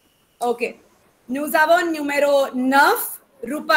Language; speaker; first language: French; non-native, fluent; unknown